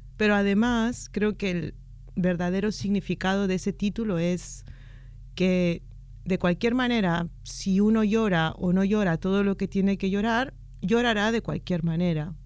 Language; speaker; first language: Spanish; native; Spanish